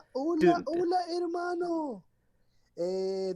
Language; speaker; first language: Spanish; non-native, learner; Arabic